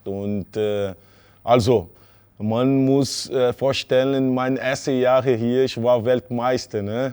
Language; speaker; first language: German; non-native, fluent; Portuguese